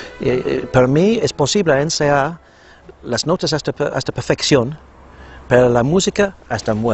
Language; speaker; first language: Spanish; non-native, fluent; English